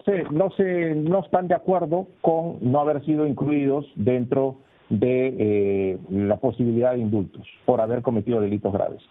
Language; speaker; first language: Spanish; native; Spanish